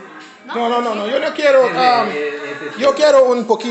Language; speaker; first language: Spanish; non-native, learner; Haitian Creole